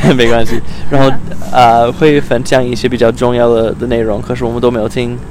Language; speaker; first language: Chinese; non-native, fluent; English